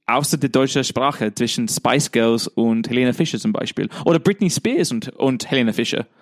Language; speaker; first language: German; non-native, fluent; English